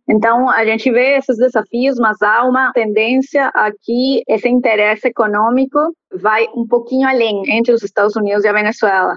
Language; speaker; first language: Portuguese; non-native, fluent; Spanish